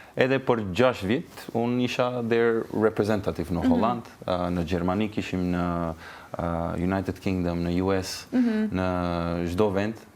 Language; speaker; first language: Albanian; non-native, learner; Turkish